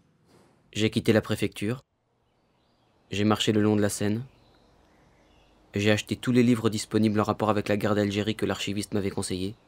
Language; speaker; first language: French; native; French